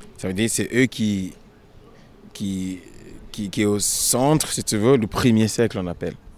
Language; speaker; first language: French; non-native, fluent; Yoruba